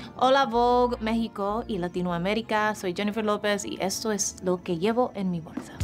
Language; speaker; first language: Spanish; early bilingual, other home language; English